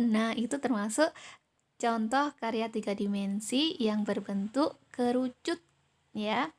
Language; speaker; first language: Indonesian; native; Indonesian